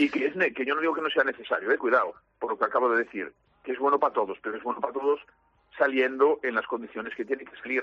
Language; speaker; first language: Spanish; native; Spanish